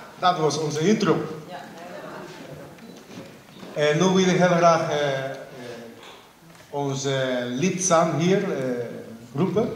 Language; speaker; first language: Dutch; non-native, fluent; Spanish